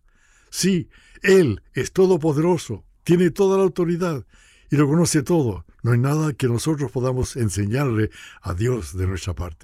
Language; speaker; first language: Spanish; non-native, fluent; English